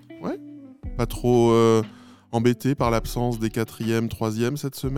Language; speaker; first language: French; native; French